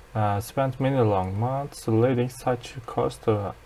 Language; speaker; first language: English; non-native, fluent; Turkish